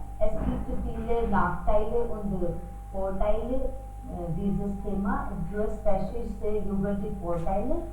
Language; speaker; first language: German; non-native, learner; Hindi